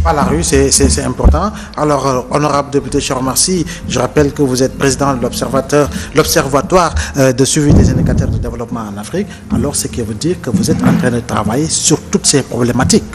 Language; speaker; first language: French; non-native, local second language; Wolof